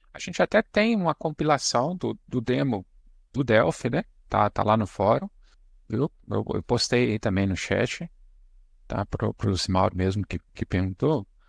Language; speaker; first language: Portuguese; native; Portuguese